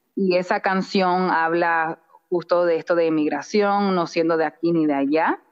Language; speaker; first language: Spanish; early bilingual, other home language; English